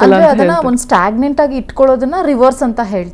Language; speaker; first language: Kannada; native; Kannada